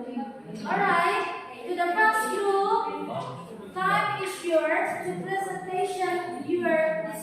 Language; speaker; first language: English; non-native, learner; Indonesian